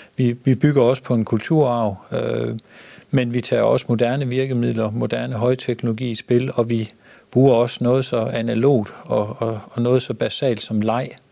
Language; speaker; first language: Danish; native; Danish